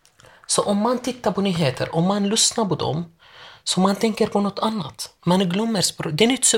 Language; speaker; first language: Swedish; non-native, learner; Arabic